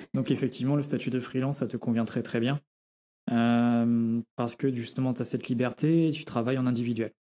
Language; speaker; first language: French; native; French